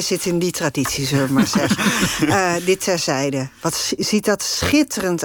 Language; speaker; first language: Dutch; native; Dutch